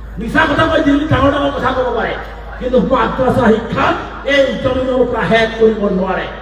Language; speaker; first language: Assamese; non-native, local second language; Bangla